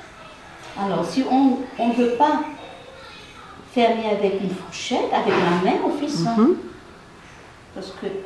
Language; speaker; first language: French; non-native, fluent; Nepali